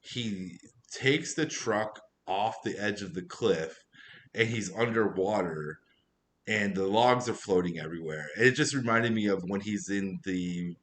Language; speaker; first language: English; native; English